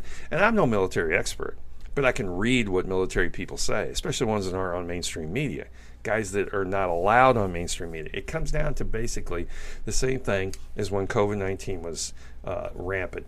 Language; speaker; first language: English; native; English